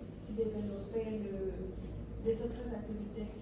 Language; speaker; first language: French; non-native, learner; Spanish